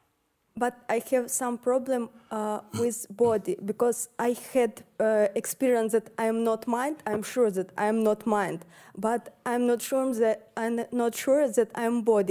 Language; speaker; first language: English; non-native, learner; Russian